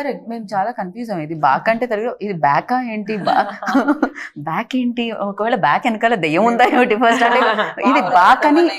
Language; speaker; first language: Telugu; native; Telugu